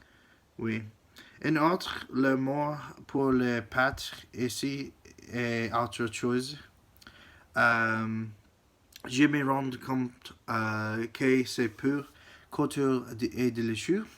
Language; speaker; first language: French; non-native, learner; English